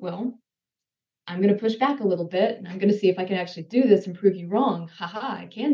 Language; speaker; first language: English; native; English